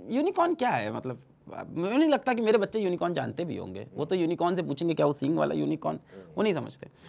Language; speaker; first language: Hindi; native; Hindi